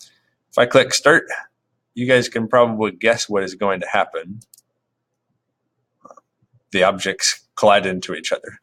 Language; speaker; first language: English; native; English